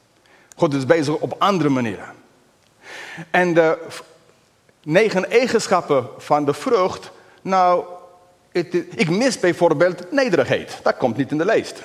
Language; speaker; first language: Dutch; non-native, fluent; English